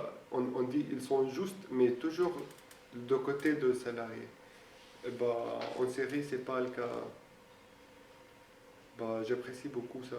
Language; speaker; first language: French; non-native, fluent; Arabic